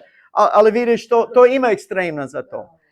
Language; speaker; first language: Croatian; non-native, learner; English